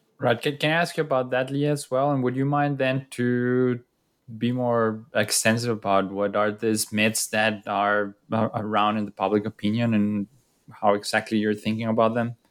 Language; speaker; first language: English; non-native, fluent; Spanish